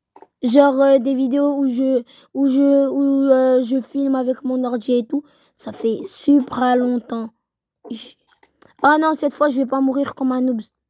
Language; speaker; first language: French; native; French